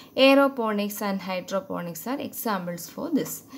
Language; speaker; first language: English; non-native, local second language; Malayalam